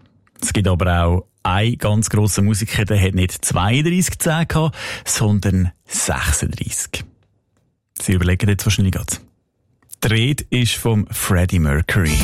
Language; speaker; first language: German; native; German